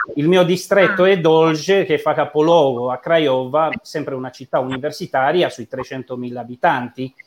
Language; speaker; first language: Italian; non-native, fluent; Romanian